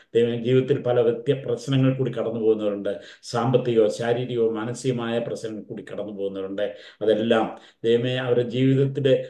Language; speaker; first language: Malayalam; native; Malayalam